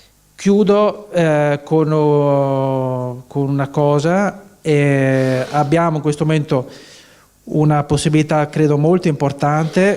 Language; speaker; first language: Italian; native; Italian